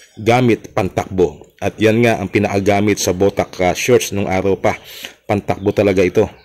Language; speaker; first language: Filipino; native; Filipino